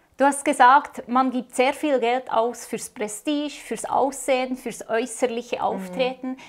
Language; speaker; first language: German; native; German